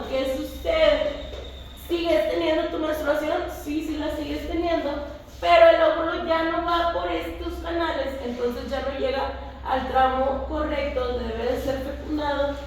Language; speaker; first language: Spanish; native; Spanish